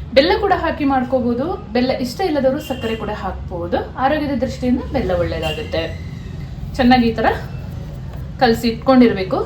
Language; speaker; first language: Kannada; non-native, local second language; Kodava